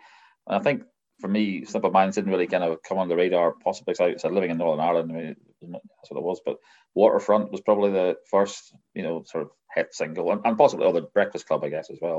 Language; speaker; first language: English; native; English